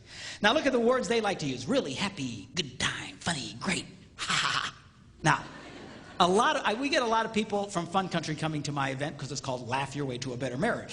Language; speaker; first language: English; native; English